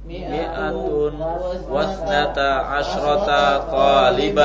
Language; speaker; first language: Arabic; non-native, learner; Indonesian